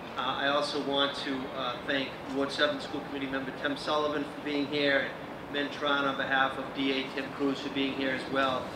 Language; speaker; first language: English; native; English